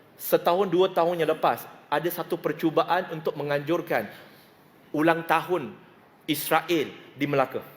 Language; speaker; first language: Malay; non-native, local second language; Chinese